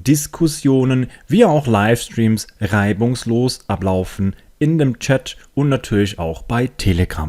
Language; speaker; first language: German; native; German